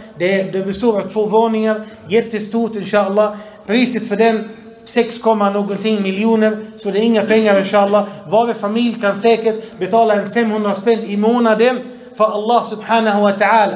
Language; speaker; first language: Swedish; early bilingual, other home language; Arabic